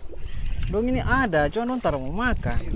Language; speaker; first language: Malay; native; Malay